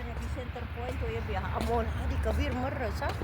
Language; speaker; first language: Arabic; non-native, learner; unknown